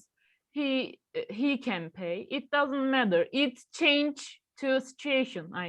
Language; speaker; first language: English; non-native, learner; Turkish